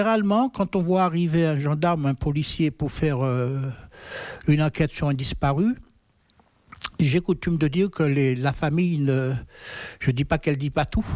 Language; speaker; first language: French; native; French